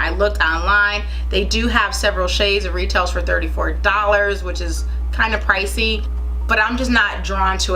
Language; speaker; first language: English; native; English